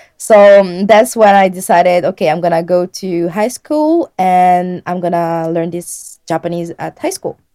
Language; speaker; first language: English; non-native, fluent; French